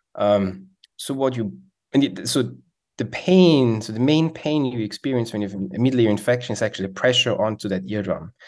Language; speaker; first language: English; non-native, fluent; Swiss German